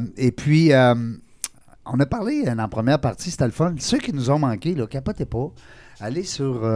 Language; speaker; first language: French; native; French